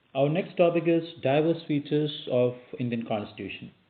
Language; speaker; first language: English; non-native, local second language; Malayalam